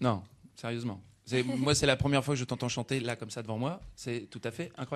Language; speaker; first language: French; native; French